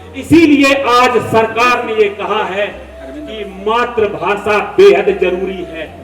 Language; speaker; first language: Hindi; native; Hindi